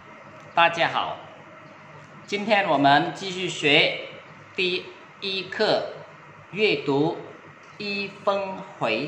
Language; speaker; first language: Chinese; non-native, fluent; Vietnamese